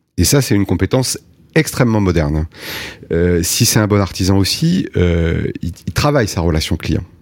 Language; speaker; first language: French; native; French